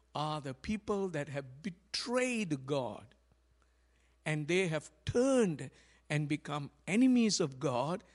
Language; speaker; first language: English; non-native, local second language; Tamil